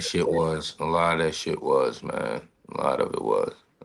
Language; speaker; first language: English; native; English